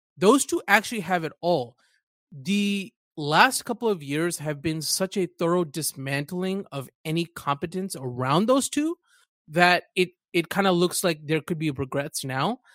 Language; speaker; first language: English; early bilingual, other home language; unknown